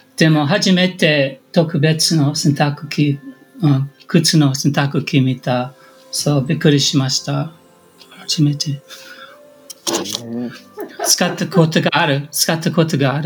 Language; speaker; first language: Japanese; non-native, learner; English